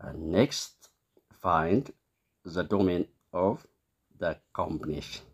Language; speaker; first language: English; non-native, local second language; Amharic